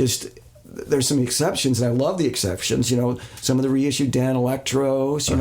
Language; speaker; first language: English; native; English